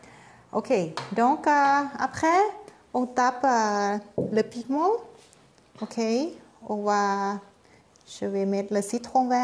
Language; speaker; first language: French; non-native, learner; Thai